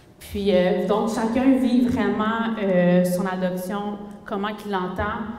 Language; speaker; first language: French; early bilingual, other home language; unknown